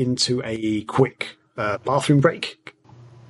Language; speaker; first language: English; native; English